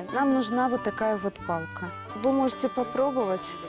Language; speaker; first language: Russian; native; Russian